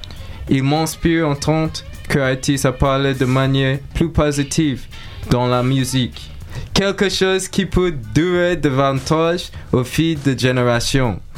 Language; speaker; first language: French; non-native, learner; English